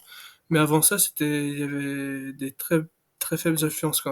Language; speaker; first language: French; native; French